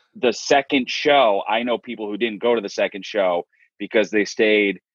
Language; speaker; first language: English; native; English